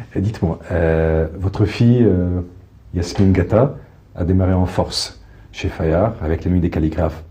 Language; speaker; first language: French; non-native, local second language; Arabic